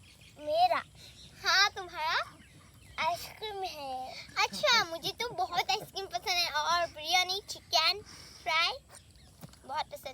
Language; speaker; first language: Hindi; non-native, local second language; Assamese